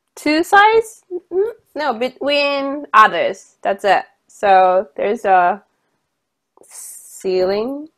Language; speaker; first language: English; non-native, fluent; Japanese